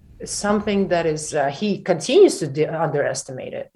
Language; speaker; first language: English; non-native, fluent; Russian